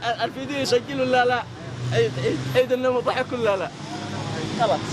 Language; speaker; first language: Arabic; native; Arabic